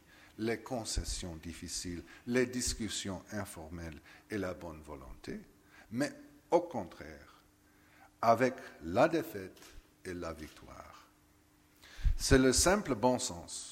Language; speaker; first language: French; non-native, fluent; English